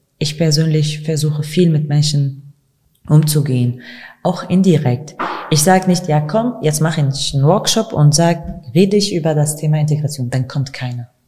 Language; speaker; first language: German; non-native, fluent; Kurdish